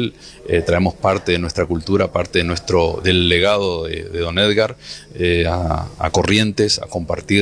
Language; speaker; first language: Spanish; native; Spanish